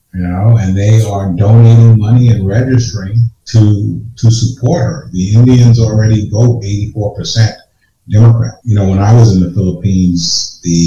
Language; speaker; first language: English; native; English